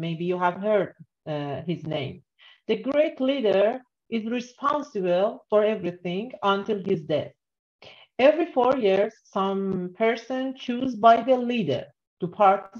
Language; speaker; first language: English; non-native, learner; Persian